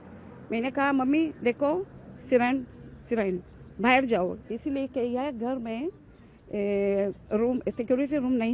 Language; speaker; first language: Hindi; early bilingual, heritage; Hindi